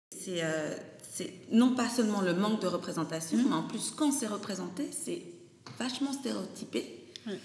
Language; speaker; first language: French; native; French